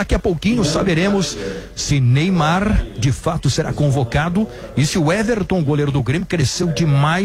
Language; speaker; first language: Portuguese; native; Portuguese